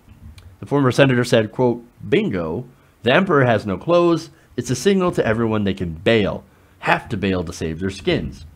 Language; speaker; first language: English; native; English